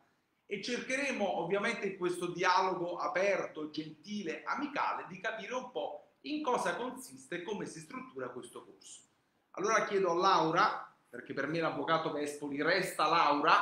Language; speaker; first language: Italian; native; Italian